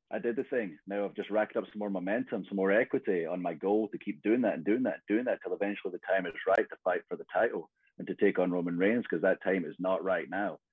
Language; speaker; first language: English; native; English